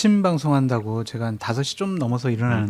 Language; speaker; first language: Korean; native; Korean